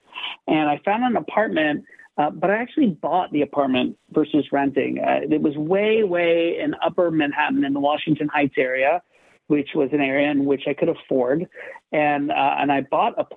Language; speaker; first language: English; native; English